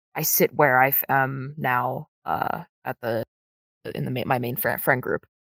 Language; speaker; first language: English; native; English